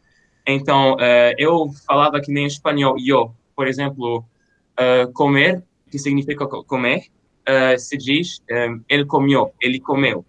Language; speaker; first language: Portuguese; non-native, fluent; French